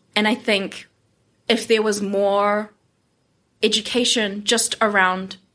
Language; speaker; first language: English; non-native, local second language; Japanese